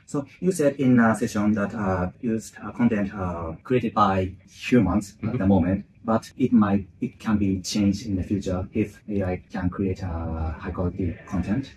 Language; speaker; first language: English; non-native, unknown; Japanese